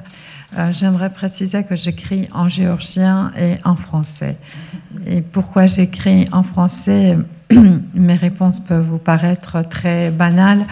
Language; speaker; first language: French; non-native, fluent; Georgian